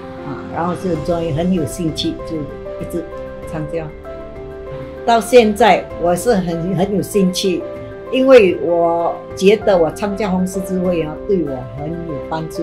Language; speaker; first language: Chinese; non-native, local second language; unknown